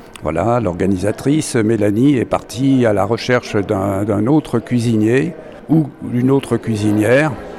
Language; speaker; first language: French; native; French